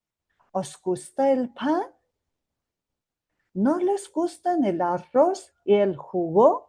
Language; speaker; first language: Spanish; non-native, fluent; Mongolian